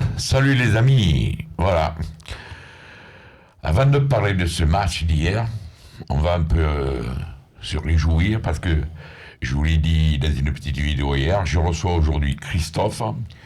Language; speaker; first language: French; native; French